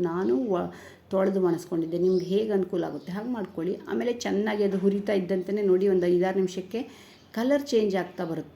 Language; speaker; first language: Kannada; native; Kannada